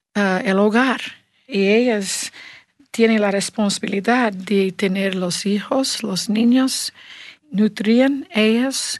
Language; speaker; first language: Spanish; non-native, learner; English